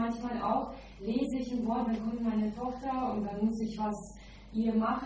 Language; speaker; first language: German; non-native, learner; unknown